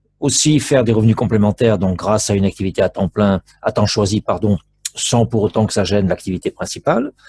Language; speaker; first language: French; native; French